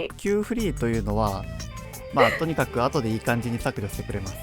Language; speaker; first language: Japanese; native; Japanese